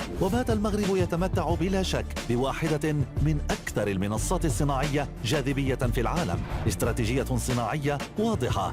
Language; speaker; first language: Arabic; native; Arabic